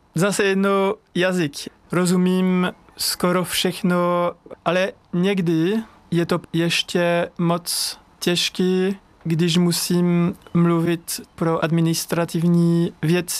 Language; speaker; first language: Czech; non-native, learner; French